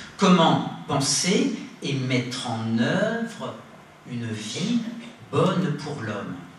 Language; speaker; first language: French; native; French